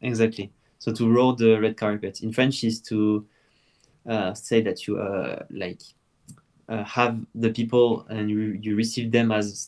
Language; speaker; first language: English; non-native, fluent; French